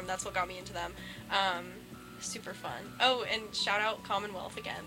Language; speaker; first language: English; native; English